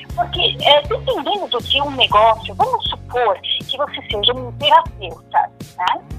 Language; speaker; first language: Portuguese; non-native, local second language; German